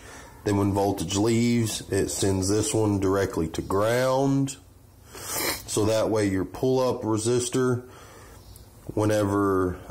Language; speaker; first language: English; native; English